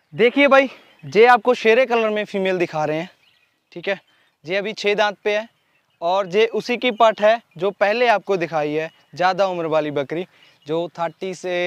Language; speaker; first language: Hindi; non-native, local second language; Punjabi